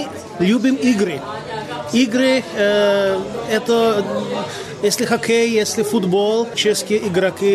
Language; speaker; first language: Russian; non-native, local second language; Czech